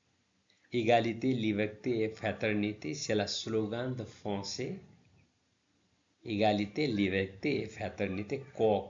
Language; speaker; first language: French; non-native, learner; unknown